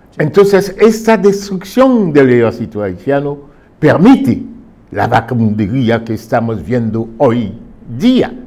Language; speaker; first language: Spanish; non-native, fluent; Haitian Creole